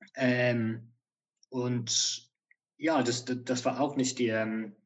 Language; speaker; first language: German; non-native, fluent; English